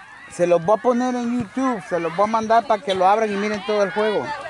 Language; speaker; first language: Spanish; native; Spanish